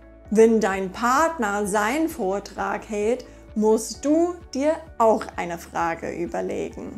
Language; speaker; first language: German; non-native, fluent; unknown